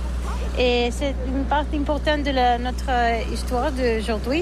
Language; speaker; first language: French; non-native, learner; Catalan